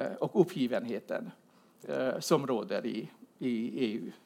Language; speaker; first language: Swedish; non-native, fluent; Hungarian